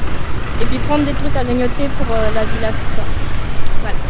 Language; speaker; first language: French; native; French